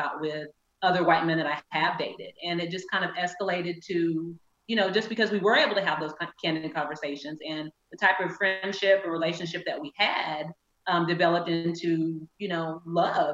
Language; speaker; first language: English; native; English